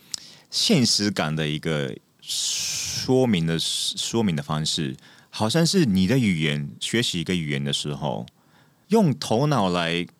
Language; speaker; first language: Chinese; non-native, fluent; Japanese